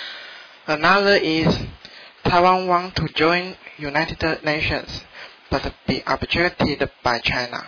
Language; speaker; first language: English; non-native, learner; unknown